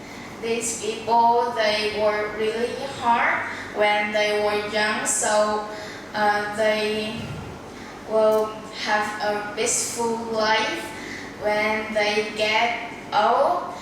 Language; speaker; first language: English; non-native, learner; Vietnamese